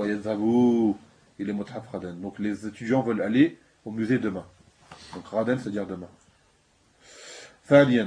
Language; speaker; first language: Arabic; non-native, fluent; French